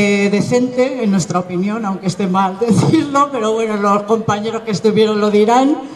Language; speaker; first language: Spanish; native; Spanish